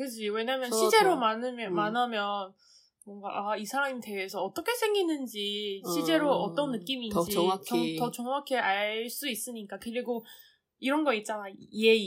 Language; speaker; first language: Korean; non-native, learner; Chinese